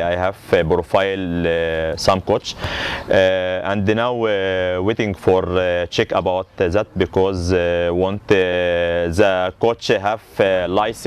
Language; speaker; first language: English; non-native, learner; Arabic